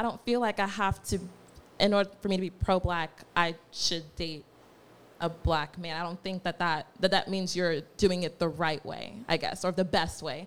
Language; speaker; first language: English; native; English